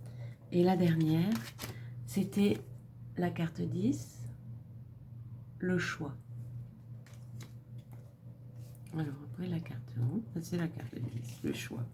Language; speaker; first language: French; native; French